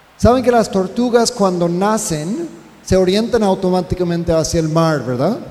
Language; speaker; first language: Spanish; non-native, fluent; English